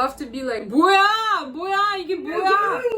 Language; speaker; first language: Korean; non-native, fluent; French